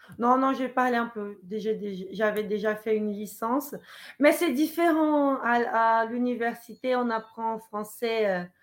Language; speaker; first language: French; non-native, fluent; Portuguese